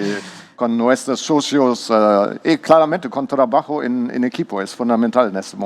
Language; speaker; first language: Spanish; non-native, learner; German